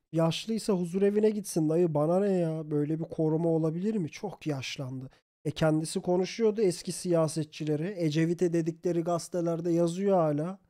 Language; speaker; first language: Turkish; native; Turkish